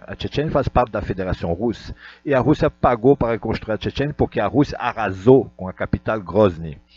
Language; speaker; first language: Portuguese; non-native, fluent; Russian